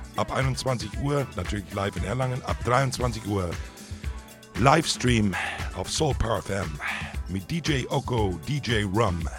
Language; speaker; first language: German; native; German